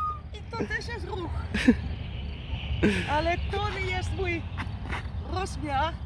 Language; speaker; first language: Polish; non-native, learner; Dutch